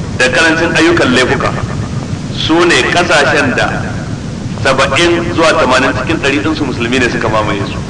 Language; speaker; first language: Hausa; native; Hausa